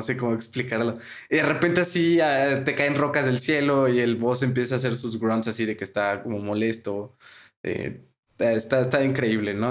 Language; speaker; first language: Spanish; native; Spanish